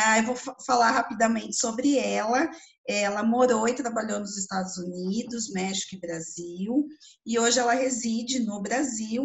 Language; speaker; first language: Portuguese; native; Portuguese